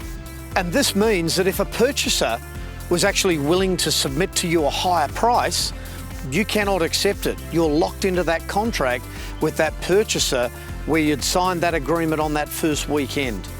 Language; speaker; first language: English; native; English